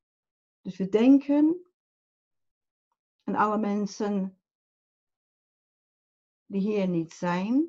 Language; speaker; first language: Dutch; non-native, fluent; English